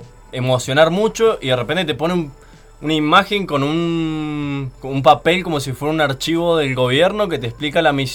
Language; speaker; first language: Spanish; native; Spanish